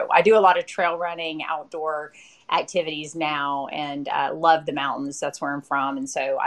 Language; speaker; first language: English; native; English